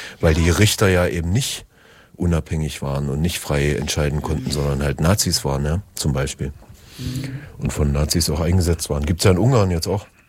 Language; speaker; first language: German; native; German